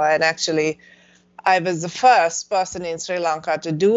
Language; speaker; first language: English; non-native, local second language; Sinhala